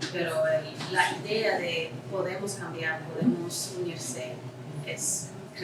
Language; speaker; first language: Spanish; non-native, learner; English